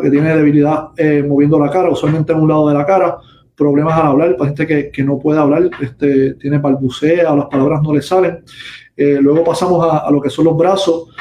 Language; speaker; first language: Spanish; native; Spanish